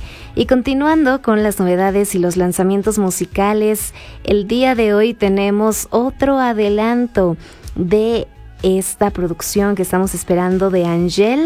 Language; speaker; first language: Spanish; native; Spanish